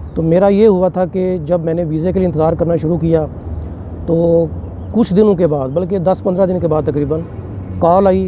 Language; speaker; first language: Urdu; non-native, local second language; Punjabi